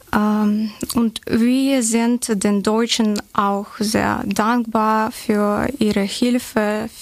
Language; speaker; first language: German; non-native, learner; Ukrainian